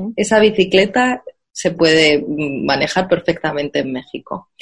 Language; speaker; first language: Spanish; native; Spanish